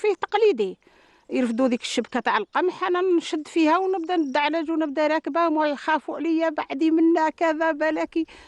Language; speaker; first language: Arabic; native; Arabic